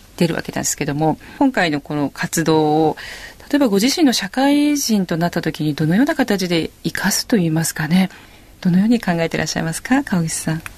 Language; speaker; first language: Japanese; native; Japanese